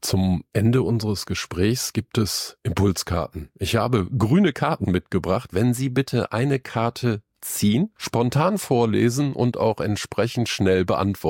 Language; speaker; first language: German; native; German